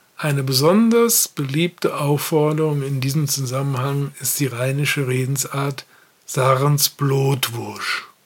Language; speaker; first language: German; native; German